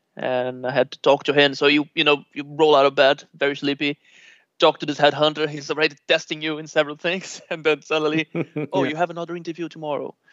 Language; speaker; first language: English; non-native, fluent; Portuguese